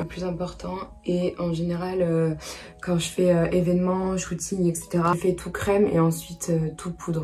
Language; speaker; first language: French; native; French